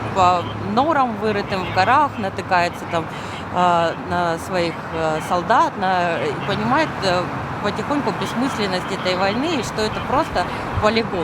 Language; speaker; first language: Russian; native; Russian